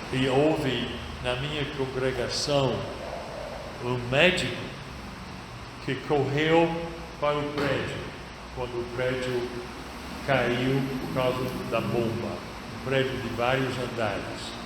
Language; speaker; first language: Portuguese; non-native, fluent; English